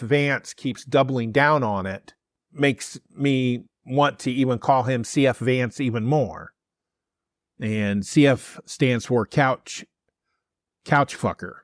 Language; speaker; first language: English; native; English